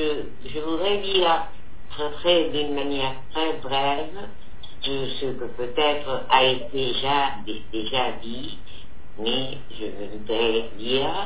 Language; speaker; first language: French; non-native, fluent; Spanish